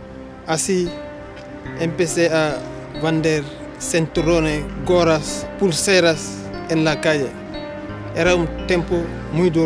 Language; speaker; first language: Spanish; non-native, fluent; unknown